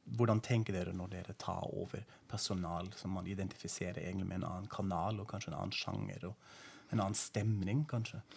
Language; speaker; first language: Norwegian; non-native, fluent; German